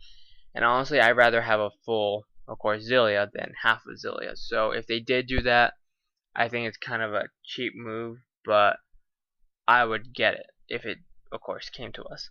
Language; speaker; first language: English; native; English